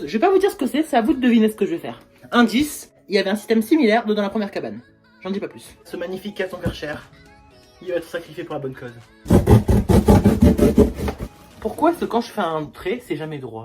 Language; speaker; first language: French; native; French